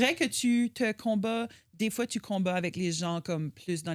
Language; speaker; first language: French; native; French